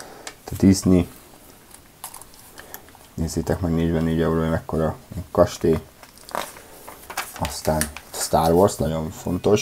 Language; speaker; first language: Hungarian; native; Hungarian